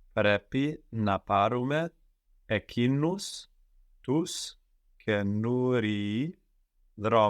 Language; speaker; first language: Greek; non-native, learner; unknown